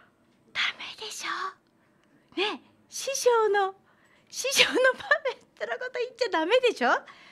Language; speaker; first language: Japanese; native; Japanese